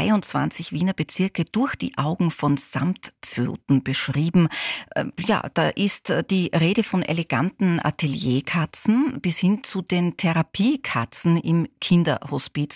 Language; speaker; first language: German; native; German